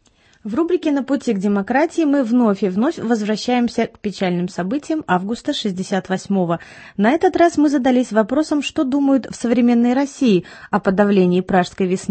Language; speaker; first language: Russian; native; Russian